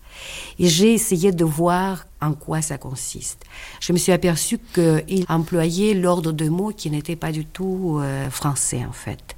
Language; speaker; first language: French; non-native, fluent; Russian